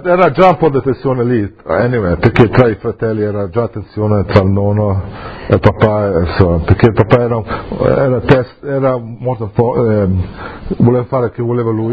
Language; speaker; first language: Italian; early bilingual, heritage; English